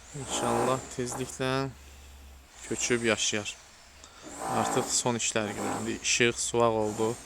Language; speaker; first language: Azerbaijani; native; Azerbaijani